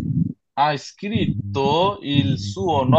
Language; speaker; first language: Italian; non-native, fluent; Bangla